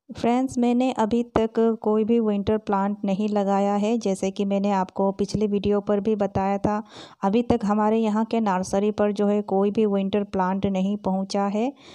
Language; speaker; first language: Hindi; native; Hindi